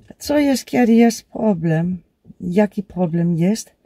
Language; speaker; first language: Polish; non-native, learner; Dutch